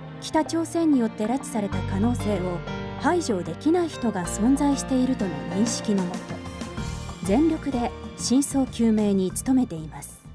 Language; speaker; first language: Japanese; native; Japanese